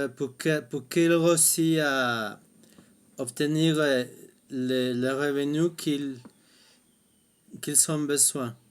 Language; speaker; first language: French; non-native, fluent; Spanish